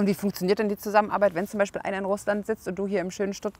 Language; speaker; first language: German; native; German